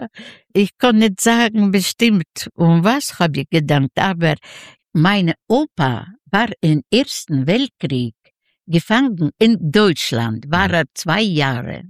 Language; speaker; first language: German; non-native, learner; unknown